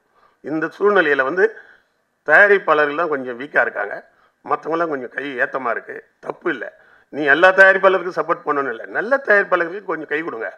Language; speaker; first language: Tamil; native; Tamil